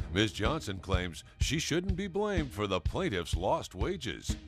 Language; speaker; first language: English; native; English